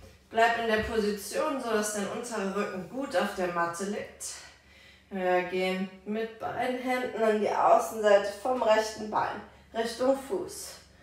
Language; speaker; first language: German; native; German